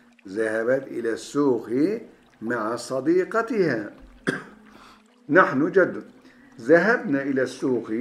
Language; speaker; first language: Arabic; non-native, fluent; Turkish